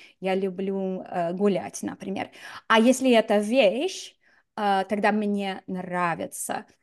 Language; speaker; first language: Russian; non-native, fluent; English